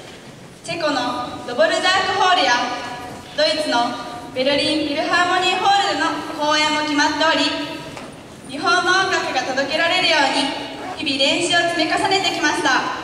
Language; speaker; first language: Japanese; native; Japanese